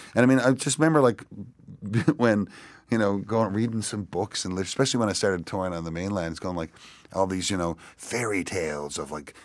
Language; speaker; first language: English; native; English